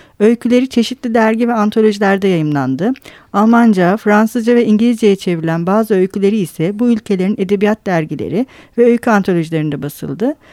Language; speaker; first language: Turkish; native; Turkish